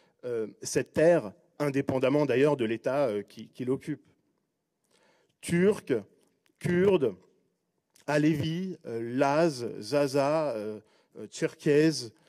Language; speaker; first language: French; native; French